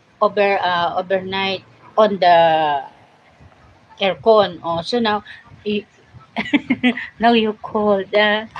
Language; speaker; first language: English; non-native, learner; Filipino